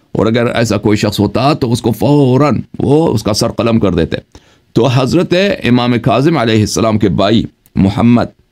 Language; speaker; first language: Urdu; non-native, fluent; Persian